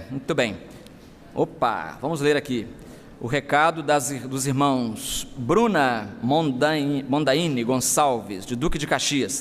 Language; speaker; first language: Portuguese; native; Portuguese